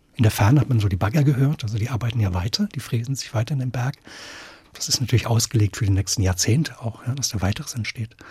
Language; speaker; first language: German; native; German